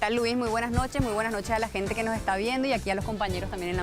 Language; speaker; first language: Spanish; native; Spanish